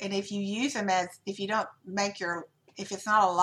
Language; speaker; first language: English; native; English